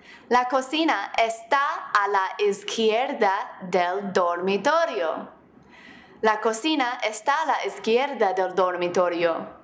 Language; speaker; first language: Spanish; non-native, fluent; English